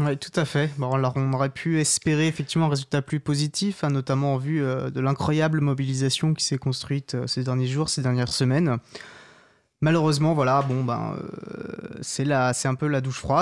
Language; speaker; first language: French; native; French